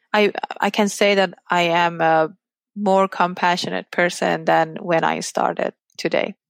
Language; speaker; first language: English; non-native, fluent; Persian